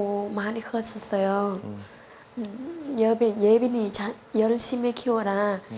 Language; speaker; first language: Korean; non-native, learner; Vietnamese